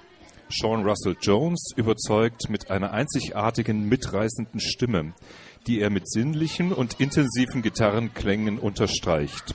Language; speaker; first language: German; native; German